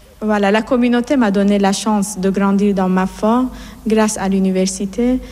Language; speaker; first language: French; non-native, fluent; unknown